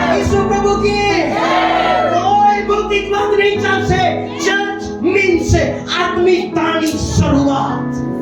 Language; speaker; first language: Gujarati; non-native, local second language; Gamit